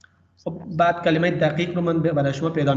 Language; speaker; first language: Persian; non-native, fluent; Urdu